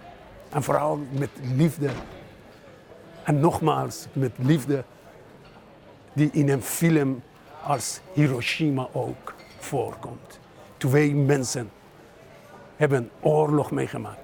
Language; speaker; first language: Dutch; non-native, fluent; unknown